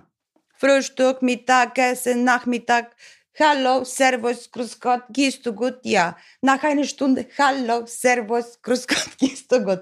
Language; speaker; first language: German; non-native, learner; Bulgarian